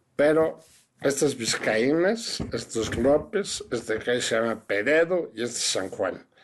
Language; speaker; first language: Spanish; early bilingual, other home language; French